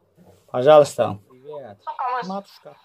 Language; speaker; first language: Russian; non-native, learner; Tajik